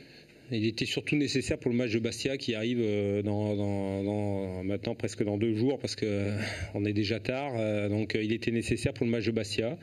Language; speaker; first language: French; native; French